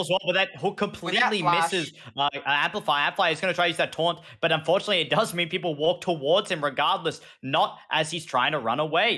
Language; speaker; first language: English; native; English